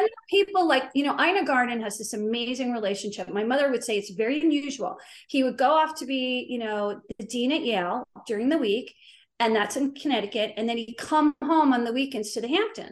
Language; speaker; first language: English; native; English